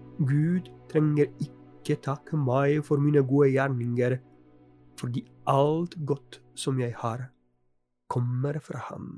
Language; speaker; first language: Norwegian; non-native, fluent; Polish